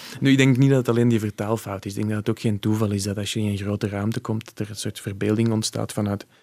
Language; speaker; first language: Dutch; native; Dutch